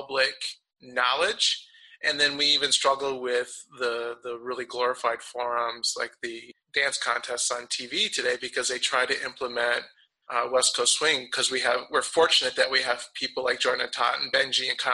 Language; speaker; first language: English; native; English